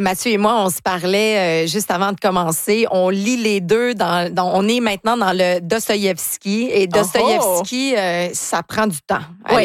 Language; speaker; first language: French; native; French